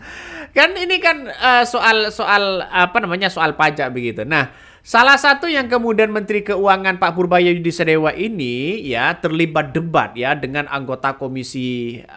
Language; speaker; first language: Indonesian; native; Indonesian